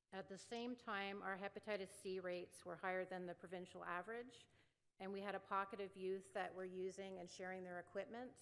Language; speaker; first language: English; native; English